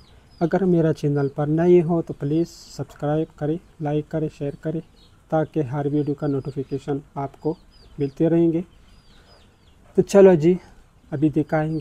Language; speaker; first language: Hindi; non-native, fluent; Pashto